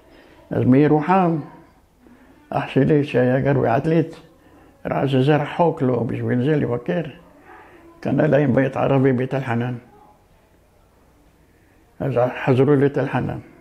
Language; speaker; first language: Hebrew; early bilingual, other home language; Arabic